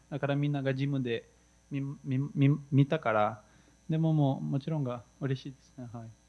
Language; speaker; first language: Japanese; non-native, fluent; Portuguese